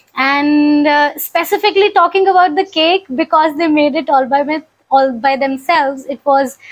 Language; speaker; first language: English; non-native, local second language; Punjabi